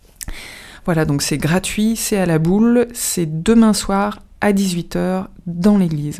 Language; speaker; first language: French; native; French